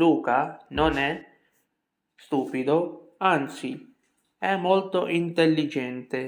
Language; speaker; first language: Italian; non-native, fluent; Urdu